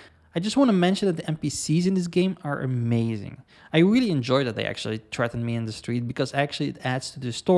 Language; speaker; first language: English; non-native, fluent; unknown